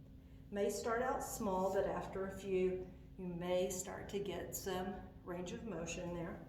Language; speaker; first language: English; native; English